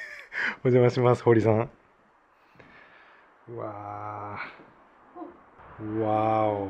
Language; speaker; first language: Japanese; native; Japanese